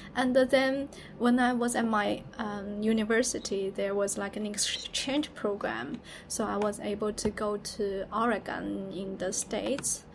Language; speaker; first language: English; non-native, fluent; Chinese